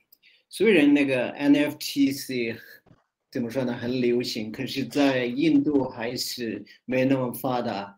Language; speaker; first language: Chinese; non-native, fluent; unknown